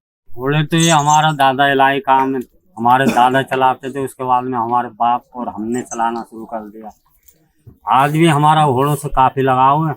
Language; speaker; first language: Hindi; native; Hindi